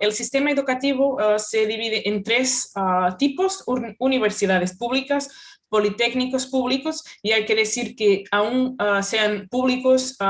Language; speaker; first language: Spanish; non-native, fluent; Portuguese